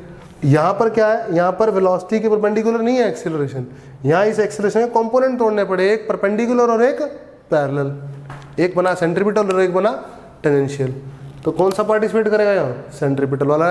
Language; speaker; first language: Hindi; native; Hindi